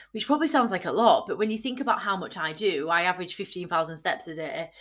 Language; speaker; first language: English; native; English